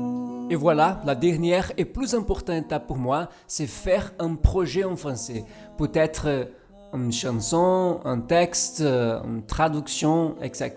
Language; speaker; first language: French; non-native, learner; Portuguese